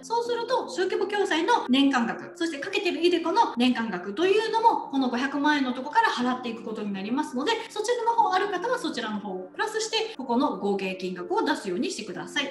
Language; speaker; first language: Japanese; native; Japanese